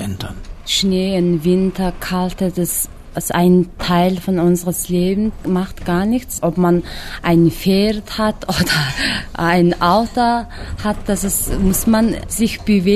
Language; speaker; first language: German; non-native, fluent; Mongolian